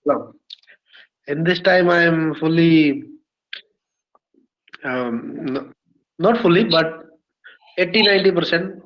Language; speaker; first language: English; non-native, learner; Hindi